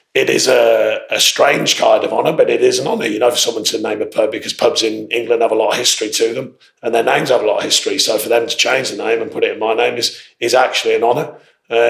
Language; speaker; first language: English; native; English